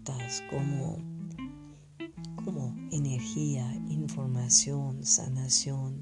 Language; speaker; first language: Spanish; non-native, fluent; French